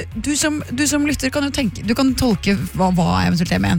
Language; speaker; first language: Norwegian; native; Norwegian